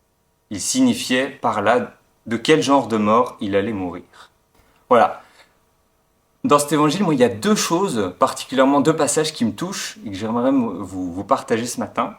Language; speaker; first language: French; native; French